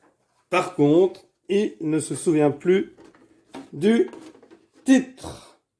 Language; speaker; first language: French; native; French